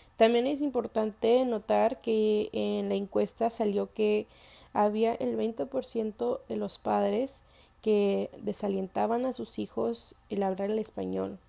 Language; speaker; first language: Spanish; early bilingual, heritage; Spanish